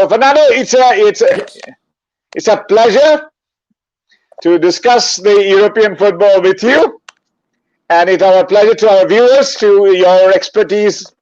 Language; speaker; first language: English; non-native, local second language; Bangla